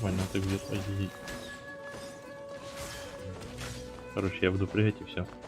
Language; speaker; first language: Russian; native; Russian